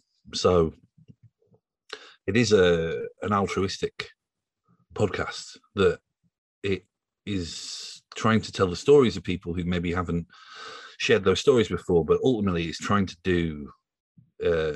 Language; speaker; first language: English; native; English